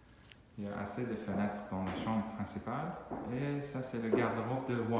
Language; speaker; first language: French; non-native, fluent; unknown